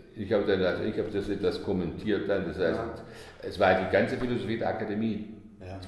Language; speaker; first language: German; native; German